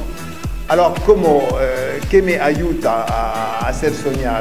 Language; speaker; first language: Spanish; non-native, learner; French